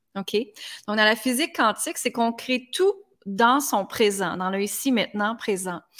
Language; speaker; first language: French; native; French